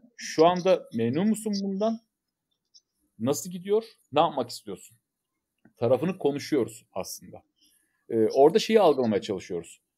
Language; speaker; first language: Turkish; native; Turkish